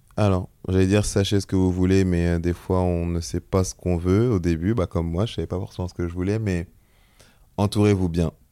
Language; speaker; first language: French; native; French